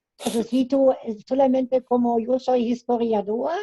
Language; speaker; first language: Spanish; non-native, fluent; German